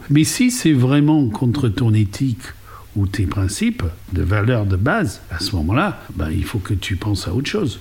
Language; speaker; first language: French; non-native, fluent; English